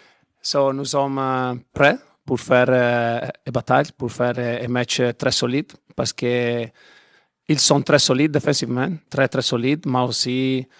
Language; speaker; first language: French; non-native, learner; Italian